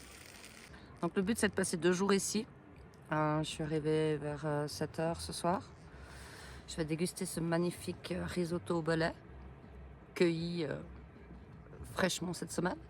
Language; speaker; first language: French; native; French